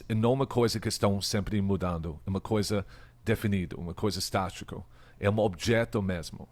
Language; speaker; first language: Portuguese; non-native, fluent; English